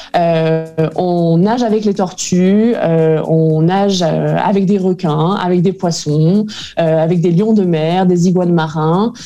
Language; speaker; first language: French; native; French